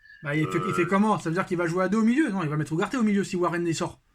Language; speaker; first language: French; native; French